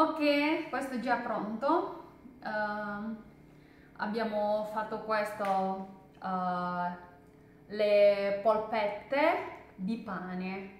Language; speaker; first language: Italian; non-native, learner; Indonesian